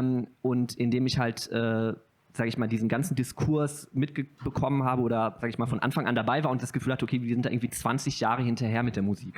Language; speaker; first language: German; native; German